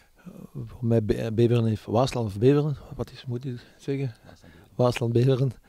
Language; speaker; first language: Dutch; non-native, local second language; French